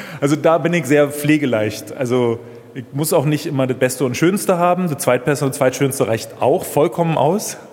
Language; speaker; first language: German; native; German